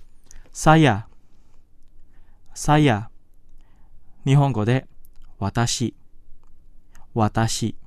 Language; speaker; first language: Japanese; non-native, fluent; Indonesian